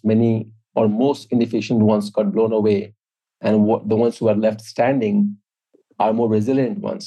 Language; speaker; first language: English; non-native, local second language; Hindi